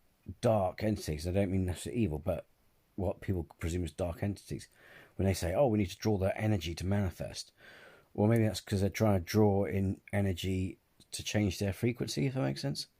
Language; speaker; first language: English; native; English